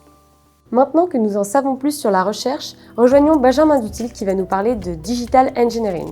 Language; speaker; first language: French; native; French